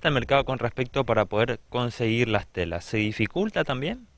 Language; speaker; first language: Spanish; native; Spanish